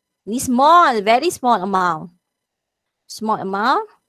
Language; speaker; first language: English; non-native, local second language; Malay